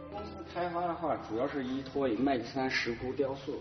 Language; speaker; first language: Chinese; native; Chinese